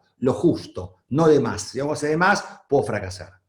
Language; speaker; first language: Spanish; native; Spanish